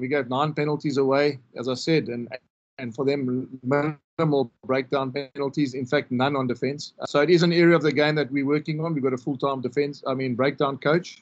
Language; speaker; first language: English; non-native, local second language; Afrikaans